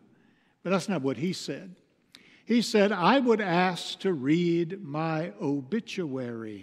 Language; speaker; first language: English; native; English